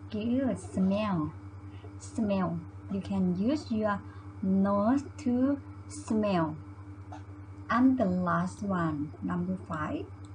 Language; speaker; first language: English; non-native, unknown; Thai